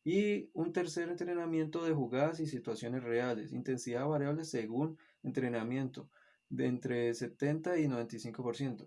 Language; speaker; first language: Spanish; native; Spanish